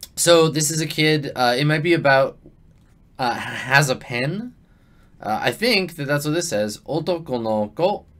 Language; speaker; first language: English; native; English